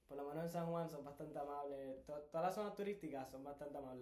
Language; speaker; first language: Spanish; native; Spanish